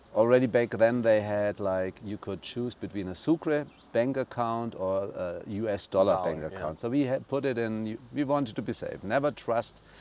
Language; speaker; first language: English; non-native, fluent; German